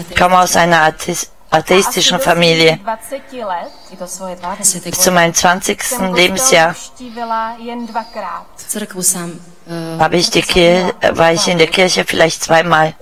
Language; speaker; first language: German; non-native, fluent; Czech